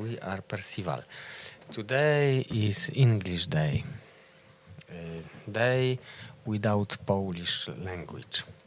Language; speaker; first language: English; non-native, learner; Polish